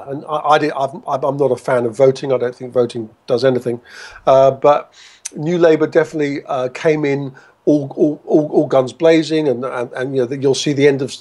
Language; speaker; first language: English; native; English